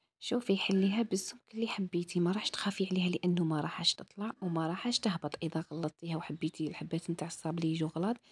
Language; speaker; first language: Arabic; native; Arabic